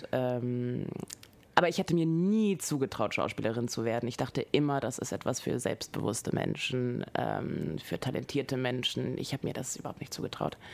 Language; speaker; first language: German; non-native, fluent; French